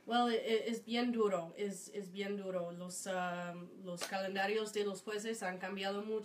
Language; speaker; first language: Spanish; non-native, fluent; English